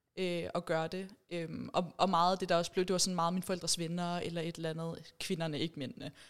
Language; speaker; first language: Danish; early bilingual, other home language; Persian